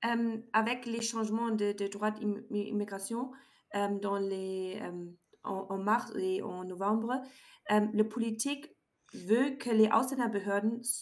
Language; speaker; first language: French; non-native, learner; German